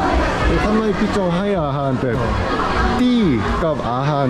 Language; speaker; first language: Thai; non-native, learner; Korean